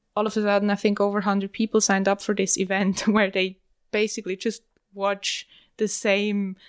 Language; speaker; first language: English; non-native, fluent; German